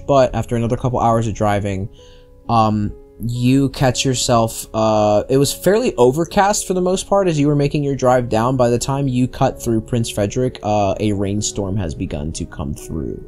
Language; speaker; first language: English; native; English